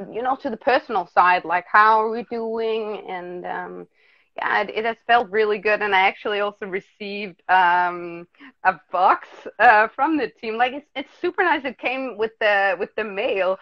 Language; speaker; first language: English; non-native, fluent; Danish